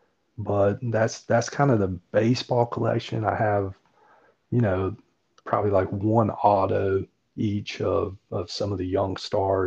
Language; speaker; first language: English; native; English